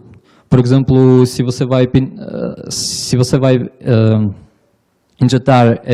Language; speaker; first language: Portuguese; non-native, learner; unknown